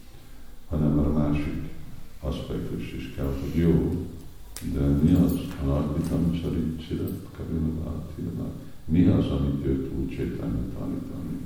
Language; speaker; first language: Hungarian; native; Hungarian